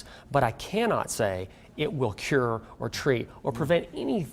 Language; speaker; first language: English; native; English